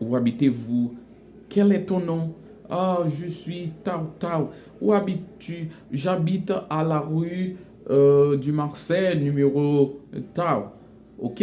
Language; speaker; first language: French; non-native, local second language; Haitian Creole